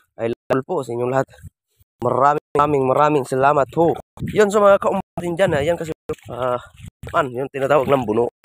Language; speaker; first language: Filipino; non-native, local second language; Cebuano